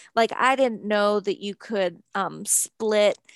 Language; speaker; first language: English; native; English